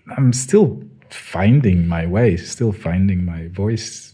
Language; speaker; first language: English; non-native, local second language; Tswana